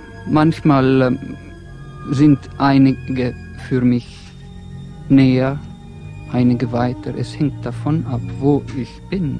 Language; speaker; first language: German; non-native, fluent; Estonian